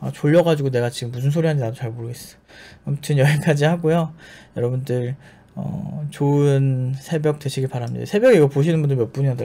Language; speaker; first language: Korean; native; Korean